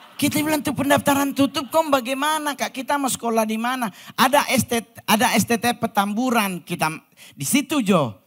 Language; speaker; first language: Indonesian; native; Indonesian